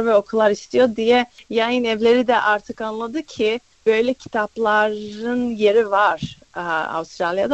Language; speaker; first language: Turkish; early bilingual, other home language; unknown